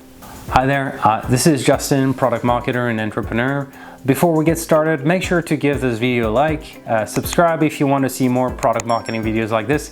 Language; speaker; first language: English; non-native, fluent; French